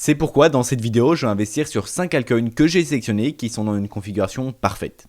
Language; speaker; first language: French; native; French